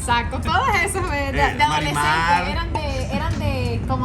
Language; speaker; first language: Spanish; native; Spanish